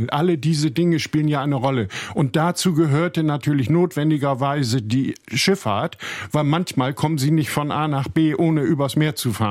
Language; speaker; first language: German; native; German